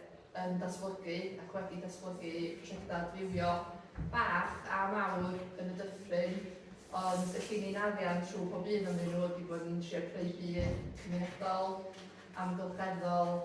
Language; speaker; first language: Welsh; native; Welsh